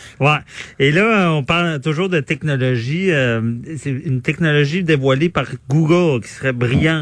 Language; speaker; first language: French; native; French